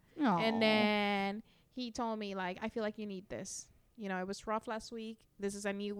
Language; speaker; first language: English; non-native, fluent; Spanish